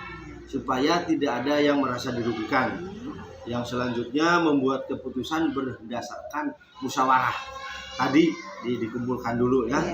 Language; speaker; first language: Indonesian; native; Indonesian